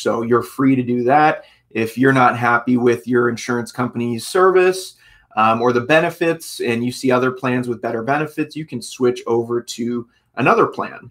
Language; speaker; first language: English; native; English